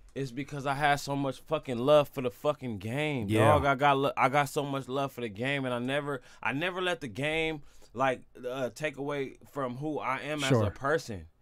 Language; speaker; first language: English; native; English